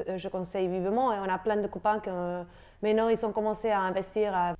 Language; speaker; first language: French; non-native, fluent; Spanish